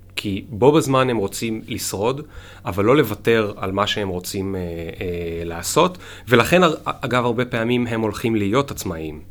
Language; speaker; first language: Hebrew; native; Hebrew